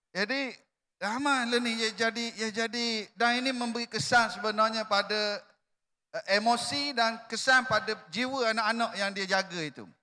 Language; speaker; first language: Malay; native; Malay